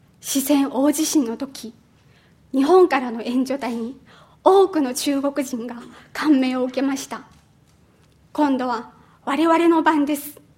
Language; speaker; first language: Japanese; non-native, fluent; Chinese